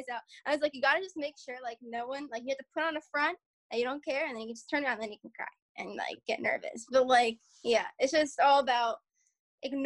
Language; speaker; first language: English; native; English